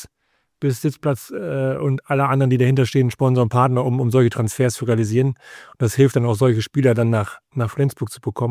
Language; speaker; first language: German; native; German